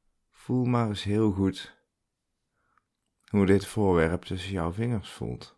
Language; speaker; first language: Dutch; native; Dutch